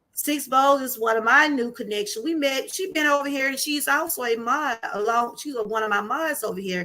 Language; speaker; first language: English; native; English